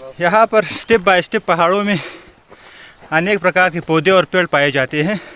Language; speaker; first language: Hindi; non-native, fluent; Pashto